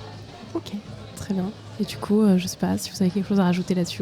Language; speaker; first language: French; native; French